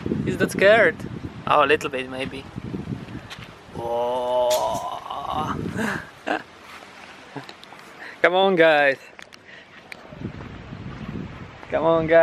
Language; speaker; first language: English; non-native, fluent; Czech